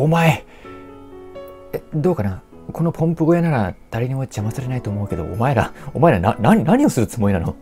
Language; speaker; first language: Japanese; native; Japanese